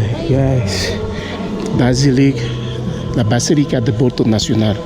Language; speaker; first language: Spanish; non-native, learner; Haitian Creole